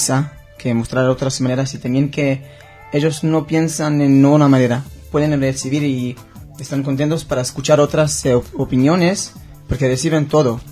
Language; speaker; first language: Spanish; non-native, learner; Hebrew